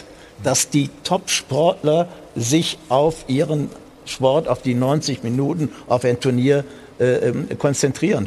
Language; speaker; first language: German; native; German